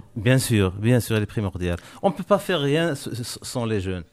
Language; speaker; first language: French; non-native, local second language; Arabic